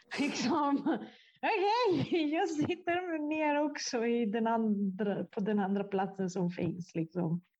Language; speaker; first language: Swedish; non-native, fluent; Italian